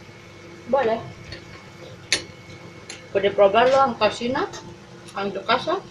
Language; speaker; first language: Spanish; non-native, learner; Indonesian